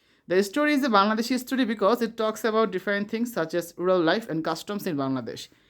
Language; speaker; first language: English; non-native, local second language; Bangla